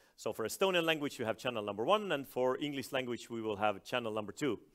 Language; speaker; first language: English; non-native, fluent; Estonian